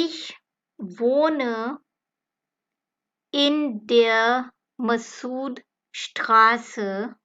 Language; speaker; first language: German; non-native, fluent; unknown